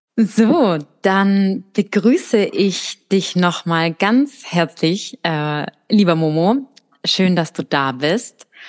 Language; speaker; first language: German; native; German